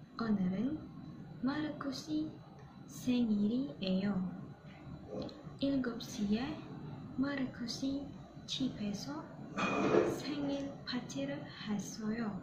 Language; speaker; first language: Korean; non-native, learner; Malay